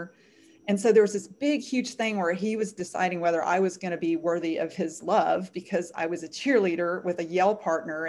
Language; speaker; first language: English; native; English